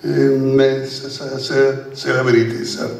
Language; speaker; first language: French; non-native, learner; Italian